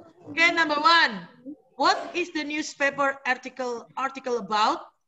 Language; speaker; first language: English; non-native, fluent; Indonesian